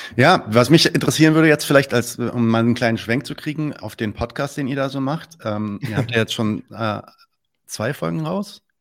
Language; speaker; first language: German; early bilingual, other home language; Arabic